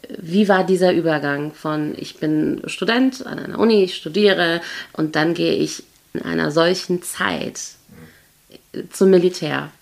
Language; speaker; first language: German; native; German